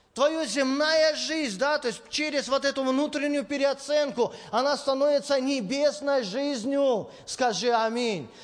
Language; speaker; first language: Russian; native; Russian